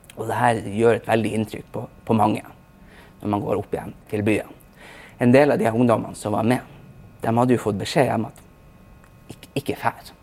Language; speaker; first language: Norwegian; native; Norwegian